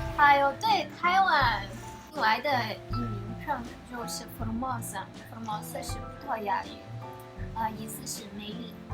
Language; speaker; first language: Chinese; non-native, fluent; Portuguese